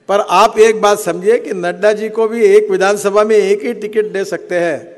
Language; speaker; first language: Hindi; non-native, local second language; Marathi